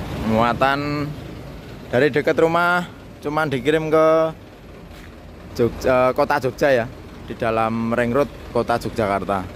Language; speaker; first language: Indonesian; non-native, local second language; Javanese